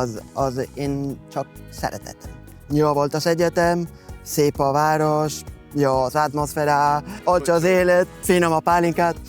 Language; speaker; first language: Hungarian; non-native, fluent; Spanish